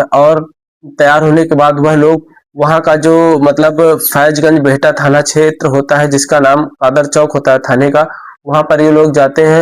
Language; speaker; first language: Hindi; native; Hindi